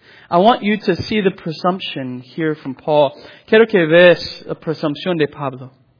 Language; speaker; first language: English; native; English